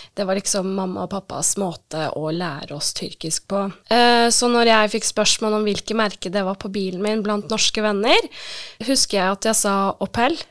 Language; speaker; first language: Norwegian; early bilingual, other home language; Turkish